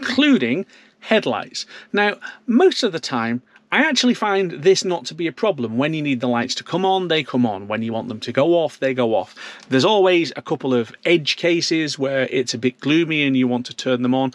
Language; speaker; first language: English; native; English